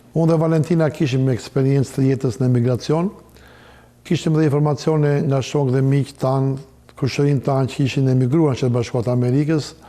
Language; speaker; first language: Albanian; native; Albanian